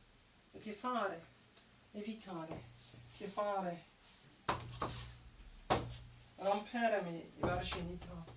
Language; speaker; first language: Italian; non-native, learner; German